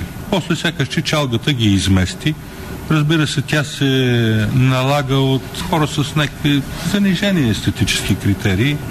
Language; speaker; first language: Bulgarian; native; Bulgarian